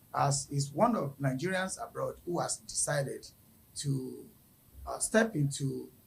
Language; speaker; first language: English; non-native, local second language; Yoruba